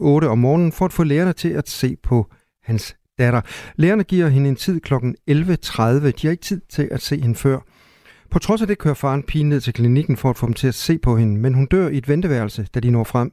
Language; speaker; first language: Danish; native; Danish